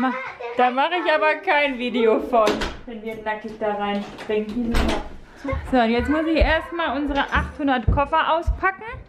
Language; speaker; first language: German; native; German